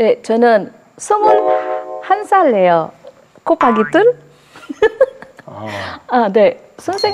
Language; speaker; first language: Korean; non-native, learner; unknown